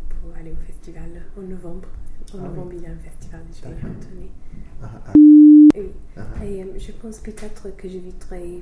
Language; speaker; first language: French; non-native, fluent; English